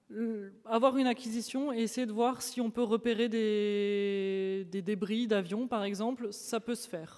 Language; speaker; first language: French; native; French